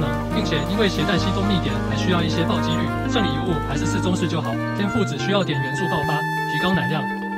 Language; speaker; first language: Chinese; native; Chinese